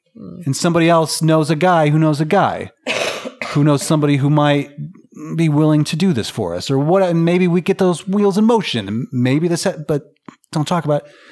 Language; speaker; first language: English; native; English